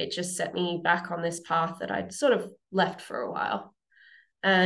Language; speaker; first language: English; native; English